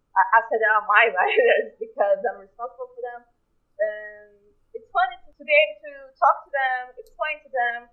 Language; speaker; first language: English; non-native, fluent; Portuguese